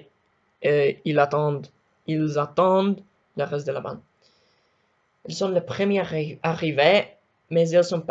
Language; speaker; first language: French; non-native, learner; Spanish